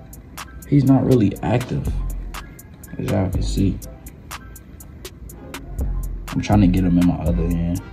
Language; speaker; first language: English; native; English